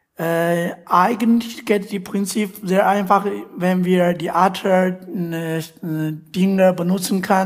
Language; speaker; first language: German; non-native, learner; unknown